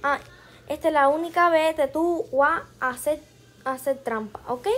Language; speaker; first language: Spanish; early bilingual, heritage; Spanish